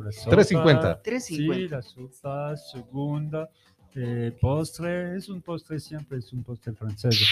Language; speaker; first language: Spanish; non-native, learner; French